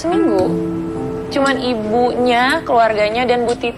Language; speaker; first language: Indonesian; native; Indonesian